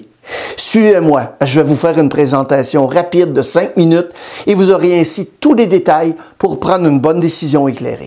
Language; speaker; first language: French; native; French